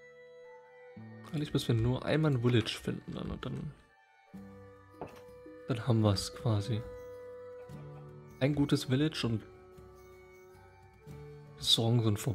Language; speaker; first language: German; native; German